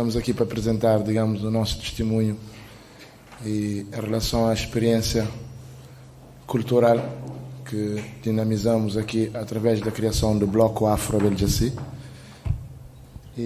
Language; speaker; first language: Portuguese; non-native, local second language; Kabuverdianu